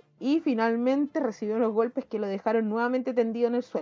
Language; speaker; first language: Spanish; native; Spanish